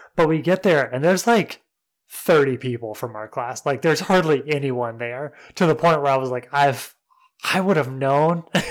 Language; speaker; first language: English; native; English